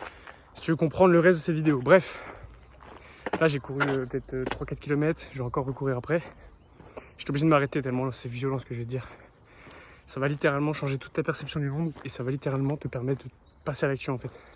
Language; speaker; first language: French; native; French